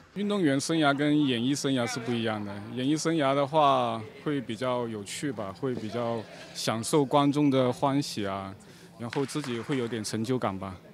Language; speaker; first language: Chinese; native; Chinese